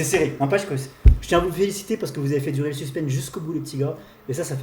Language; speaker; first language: French; native; French